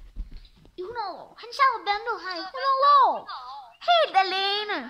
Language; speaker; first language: Danish; early bilingual, other home language; Arabic